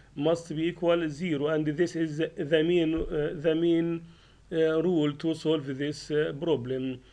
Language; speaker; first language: English; non-native, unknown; Arabic